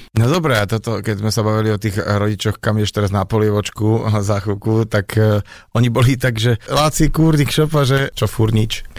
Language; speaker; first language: Slovak; native; Slovak